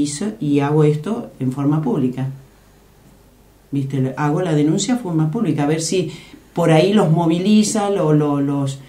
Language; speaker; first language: Spanish; native; Spanish